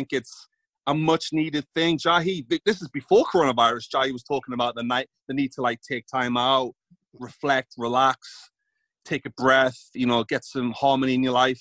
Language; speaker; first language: English; native; English